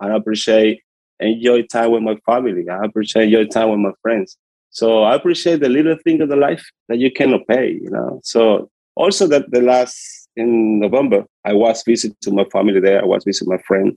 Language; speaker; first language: English; non-native, learner; Spanish